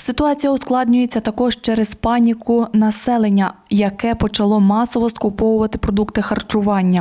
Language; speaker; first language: Ukrainian; native; Ukrainian